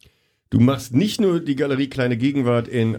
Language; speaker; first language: German; native; German